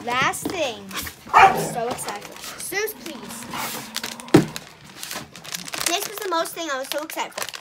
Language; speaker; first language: English; native; English